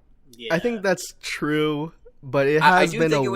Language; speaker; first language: English; native; English